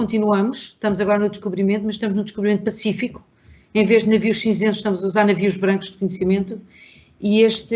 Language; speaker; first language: Portuguese; native; Portuguese